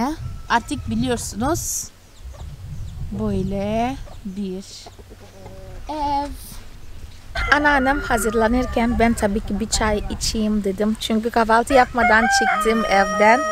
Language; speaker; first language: Turkish; non-native, fluent; Portuguese